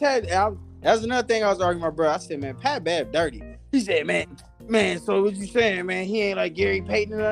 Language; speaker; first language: English; native; English